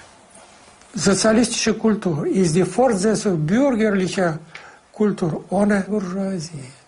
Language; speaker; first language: German; non-native, fluent; Russian